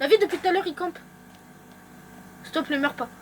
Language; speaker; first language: French; native; French